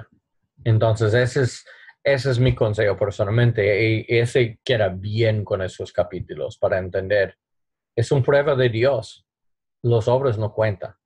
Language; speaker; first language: Spanish; non-native, learner; English